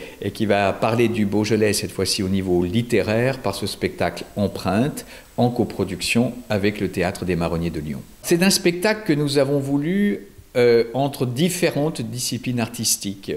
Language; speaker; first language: French; native; French